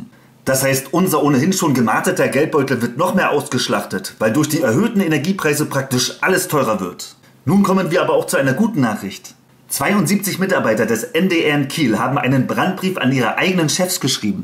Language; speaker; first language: German; native; German